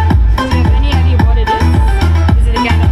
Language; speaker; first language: English; non-native, fluent; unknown